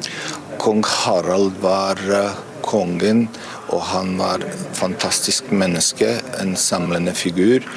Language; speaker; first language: Norwegian; non-native, fluent; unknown